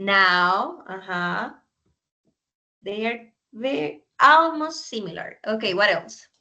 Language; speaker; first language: English; non-native, fluent; Spanish